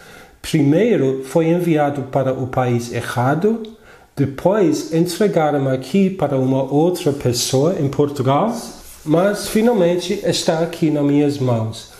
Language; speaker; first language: Portuguese; non-native, fluent; English